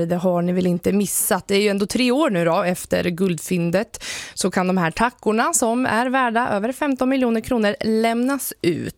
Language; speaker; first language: Swedish; native; Swedish